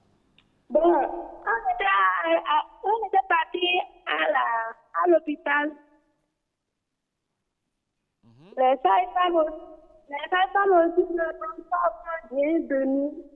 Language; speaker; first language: French; non-native, learner; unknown